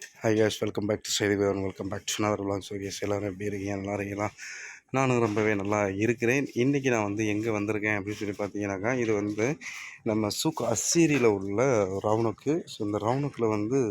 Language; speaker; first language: Tamil; native; Tamil